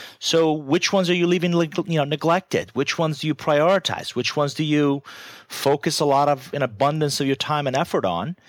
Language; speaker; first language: English; non-native, fluent; Persian